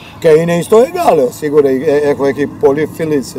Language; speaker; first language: Greek; non-native, learner; Bosnian